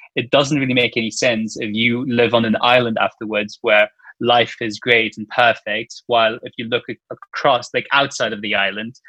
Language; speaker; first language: English; non-native, fluent; Luxembourgish